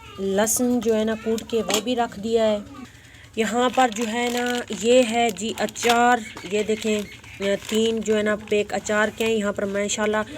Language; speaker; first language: Urdu; non-native, local second language; Punjabi